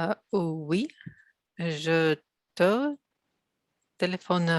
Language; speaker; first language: French; non-native, learner; Russian